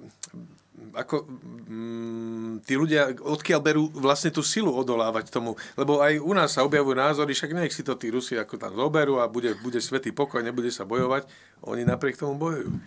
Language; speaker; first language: Slovak; native; Slovak